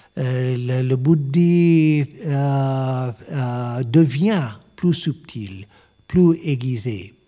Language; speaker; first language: French; non-native, learner; English